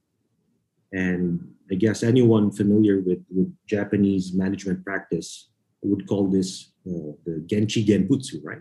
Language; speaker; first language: English; non-native, local second language; Filipino